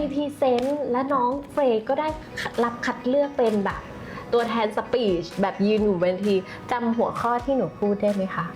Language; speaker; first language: Thai; native; Thai